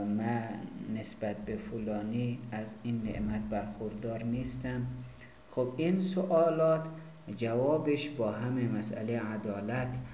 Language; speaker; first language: Persian; native; Persian